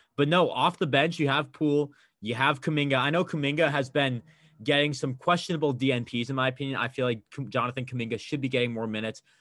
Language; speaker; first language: English; native; English